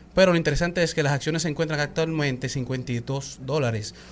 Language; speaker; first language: Spanish; native; Spanish